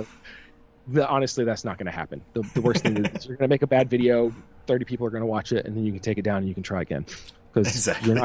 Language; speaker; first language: English; native; English